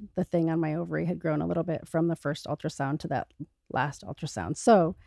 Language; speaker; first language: English; native; English